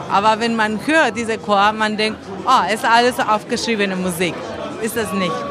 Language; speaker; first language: German; non-native, fluent; Spanish